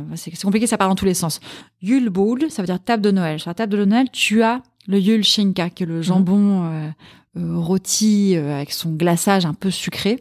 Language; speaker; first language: French; native; French